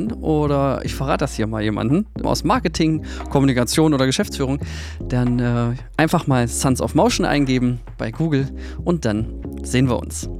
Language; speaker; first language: German; native; German